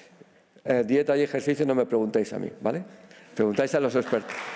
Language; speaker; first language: Spanish; native; Spanish